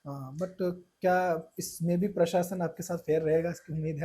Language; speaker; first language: Hindi; native; Hindi